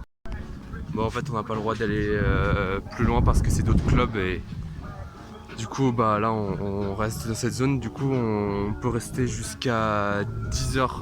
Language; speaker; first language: French; native; French